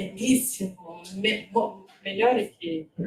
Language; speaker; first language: Italian; non-native, learner; Portuguese